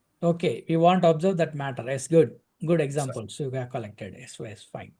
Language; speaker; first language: English; non-native, local second language; Telugu